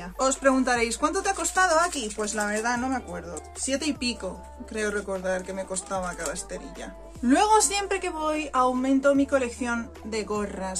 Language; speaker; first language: Spanish; native; Spanish